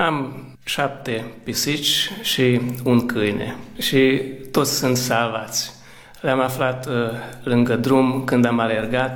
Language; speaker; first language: Romanian; early bilingual, heritage; Romanian